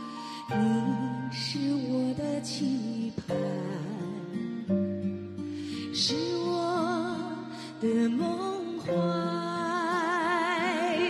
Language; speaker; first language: Chinese; native; Chinese